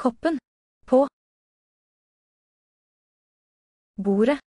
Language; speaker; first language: Norwegian; non-native, learner; English